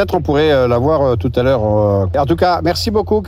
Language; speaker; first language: French; native; French